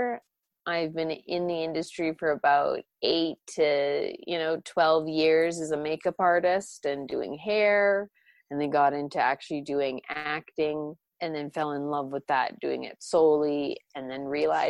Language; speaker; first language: English; native; English